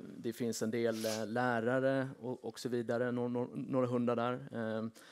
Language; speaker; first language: Swedish; native; Swedish